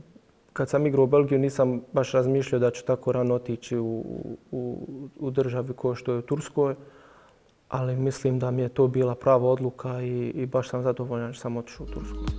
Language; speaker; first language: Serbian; early bilingual, heritage; Bosnian